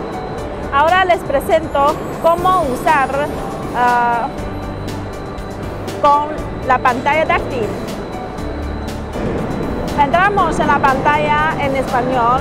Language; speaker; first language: Spanish; non-native, learner; Chinese